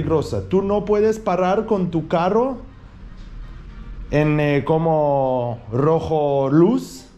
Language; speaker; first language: Spanish; non-native, learner; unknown